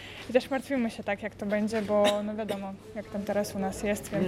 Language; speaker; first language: Polish; non-native, fluent; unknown